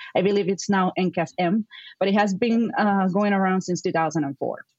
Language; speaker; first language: English; non-native, fluent; Spanish